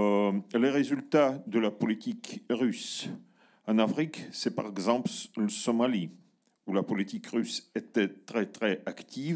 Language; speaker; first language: French; non-native, learner; Russian